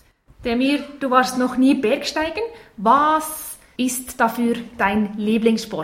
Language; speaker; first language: German; native; German